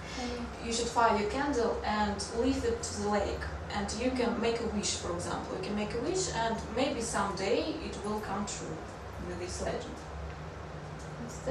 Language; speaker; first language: English; non-native, fluent; Russian